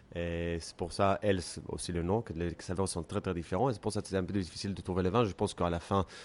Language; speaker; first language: French; non-native, fluent; Hebrew